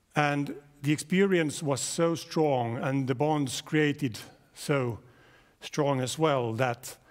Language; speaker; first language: English; non-native, fluent; Finnish